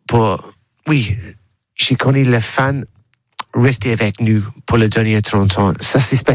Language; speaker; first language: French; non-native, learner; English